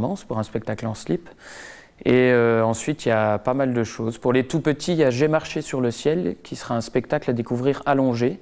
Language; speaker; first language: French; native; French